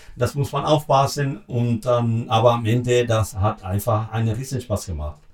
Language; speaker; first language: German; non-native, learner; Spanish